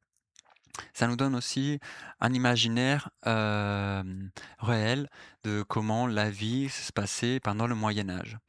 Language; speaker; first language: French; native; French